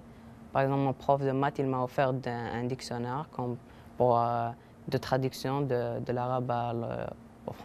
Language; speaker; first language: French; non-native, fluent; Arabic